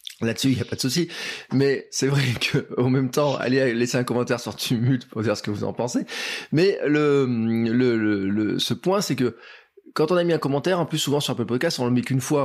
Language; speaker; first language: French; native; French